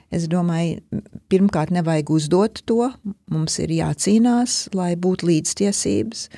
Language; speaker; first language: Latvian; early bilingual, heritage; Latvian